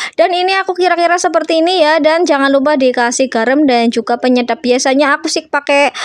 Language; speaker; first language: Indonesian; non-native, local second language; Javanese